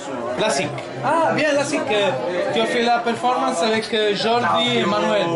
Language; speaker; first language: French; non-native, fluent; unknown